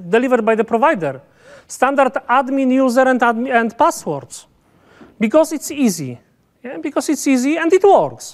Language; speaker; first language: English; non-native, fluent; Polish